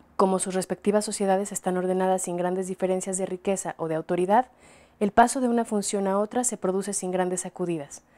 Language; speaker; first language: Spanish; native; Spanish